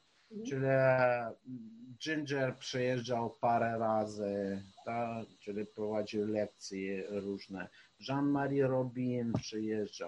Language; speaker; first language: Polish; non-native, fluent; Ukrainian